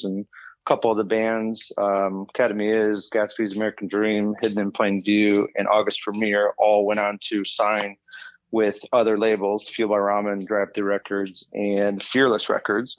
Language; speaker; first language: English; native; English